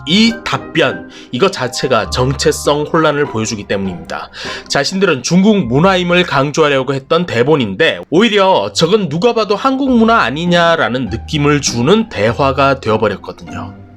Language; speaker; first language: Korean; native; Korean